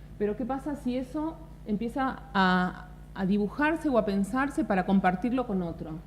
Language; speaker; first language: Spanish; native; Spanish